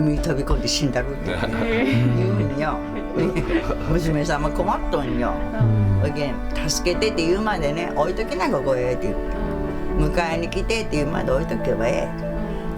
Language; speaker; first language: Japanese; native; Japanese